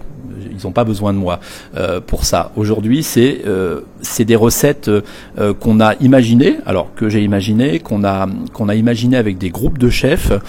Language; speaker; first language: French; native; French